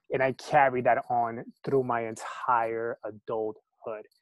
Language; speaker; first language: English; early bilingual, other home language; Spanish